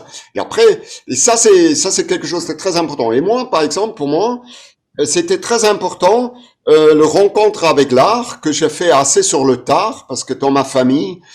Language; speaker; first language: French; non-native, fluent; German